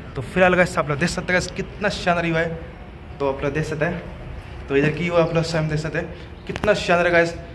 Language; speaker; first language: Hindi; non-native, local second language; Kannada